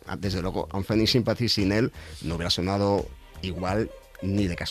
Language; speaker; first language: Spanish; native; Spanish